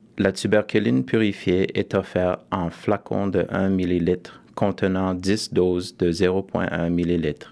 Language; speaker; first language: French; native; French